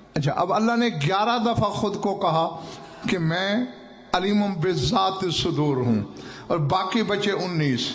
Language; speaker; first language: Urdu; non-native, local second language; Saraiki